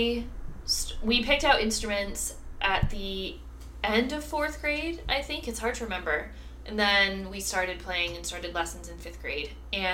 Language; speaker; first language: English; native; English